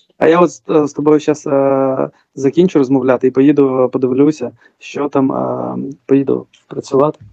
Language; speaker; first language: Ukrainian; early bilingual, other home language; Georgian